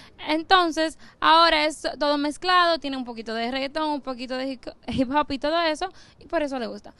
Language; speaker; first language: Spanish; native; Spanish